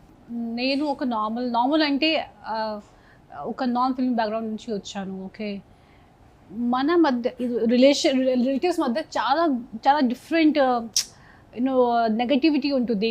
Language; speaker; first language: Telugu; non-native, fluent; Hindi